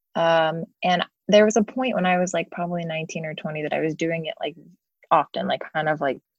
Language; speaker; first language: English; native; English